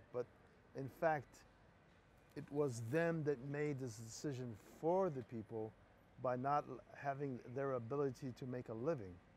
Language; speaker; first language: English; non-native, fluent; Polish